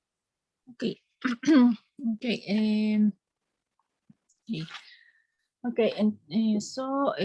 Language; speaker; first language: English; non-native, learner; Spanish